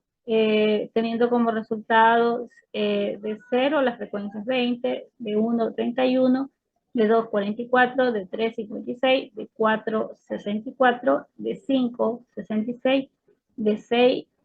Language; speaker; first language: Spanish; native; Spanish